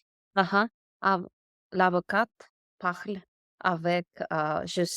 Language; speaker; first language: French; non-native, learner; English